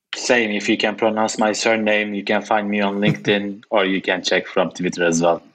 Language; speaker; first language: English; non-native, fluent; Turkish